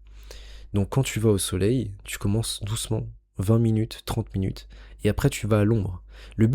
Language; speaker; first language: French; native; French